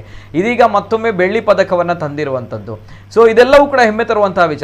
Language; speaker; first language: Kannada; native; Kannada